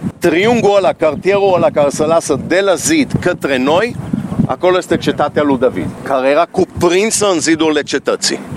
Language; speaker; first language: Romanian; early bilingual, heritage; Hebrew